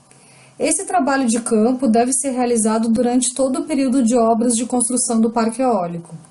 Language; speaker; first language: Portuguese; native; Portuguese